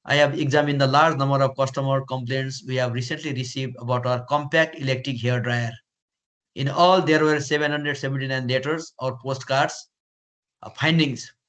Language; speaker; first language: English; non-native, local second language; Nepali